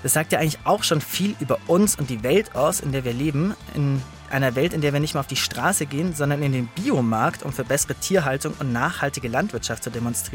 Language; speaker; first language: German; native; German